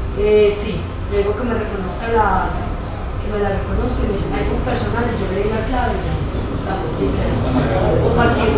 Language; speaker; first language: Spanish; native; Spanish